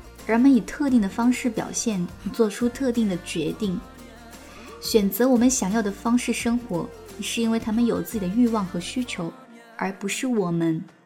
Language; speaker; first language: Chinese; native; Chinese